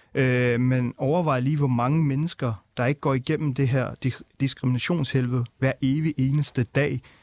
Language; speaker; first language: Danish; early bilingual, other home language; Punjabi